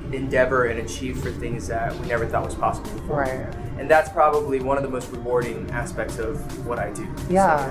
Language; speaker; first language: English; native; English